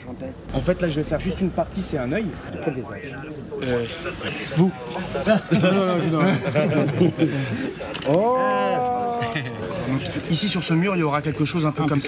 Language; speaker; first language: French; native; French